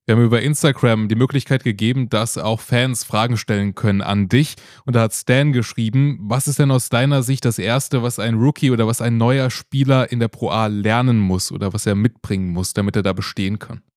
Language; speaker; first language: German; native; German